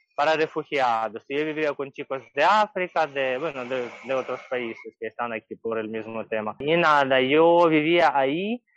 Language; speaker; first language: Spanish; non-native, fluent; Ukrainian